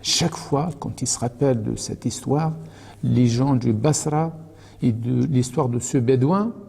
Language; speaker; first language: French; non-native, local second language; Arabic